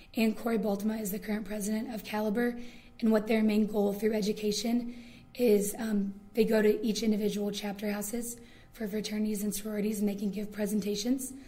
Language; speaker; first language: English; native; English